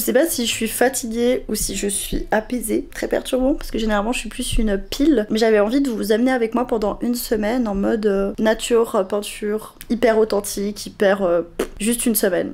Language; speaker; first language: French; native; French